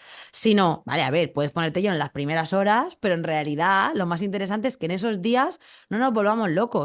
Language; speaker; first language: Spanish; native; Spanish